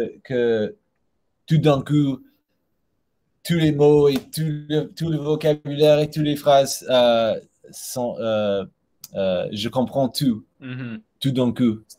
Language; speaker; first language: French; non-native, learner; English